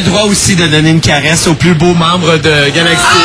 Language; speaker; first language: French; native; French